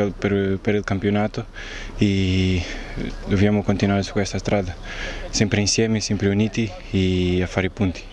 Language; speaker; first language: Italian; non-native, fluent; Portuguese